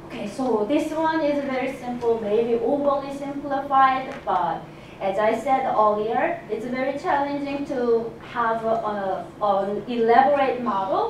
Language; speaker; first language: English; non-native, fluent; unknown